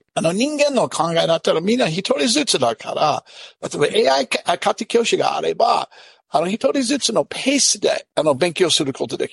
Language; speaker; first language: Japanese; non-native, learner; English